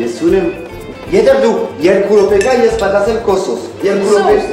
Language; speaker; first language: Armenian; non-native, learner; French